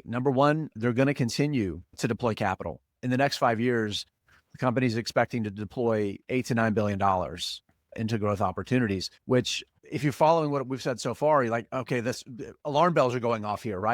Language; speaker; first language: English; native; English